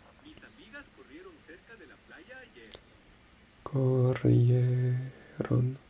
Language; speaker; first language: Spanish; non-native, learner; French